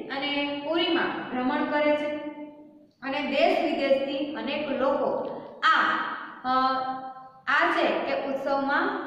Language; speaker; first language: Gujarati; native; Gujarati